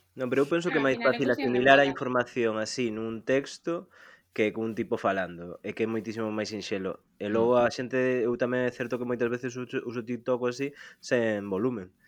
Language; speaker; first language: Galician; native; Galician